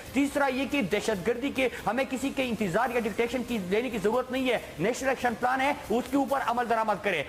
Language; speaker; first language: Urdu; non-native, local second language; Pashto